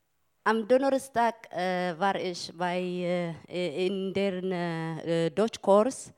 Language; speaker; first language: German; non-native, learner; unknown